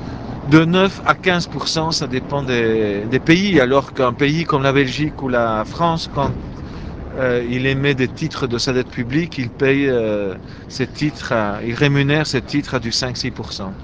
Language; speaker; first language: French; native; French